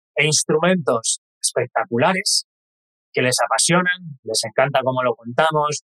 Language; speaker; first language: Spanish; native; Spanish